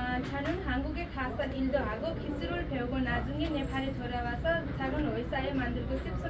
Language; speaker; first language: Korean; non-native, learner; Nepali